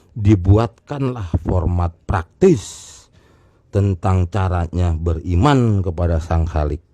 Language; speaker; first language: Indonesian; native; Indonesian